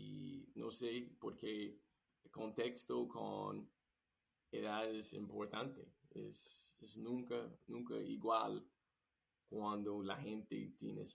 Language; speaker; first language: Spanish; non-native, learner; English